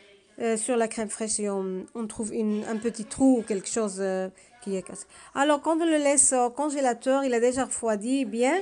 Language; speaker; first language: French; non-native, learner; Arabic